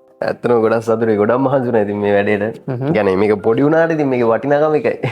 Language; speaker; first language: Sinhala; native; Sinhala